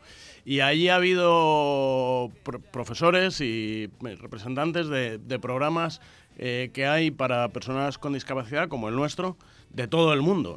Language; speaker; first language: Spanish; native; Spanish